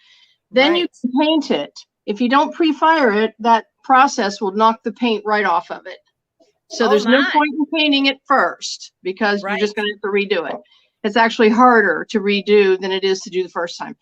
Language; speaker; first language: English; native; English